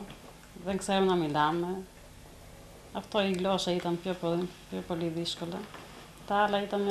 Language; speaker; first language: Greek; non-native, learner; Albanian